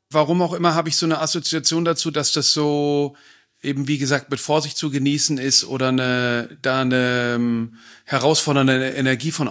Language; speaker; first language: German; native; German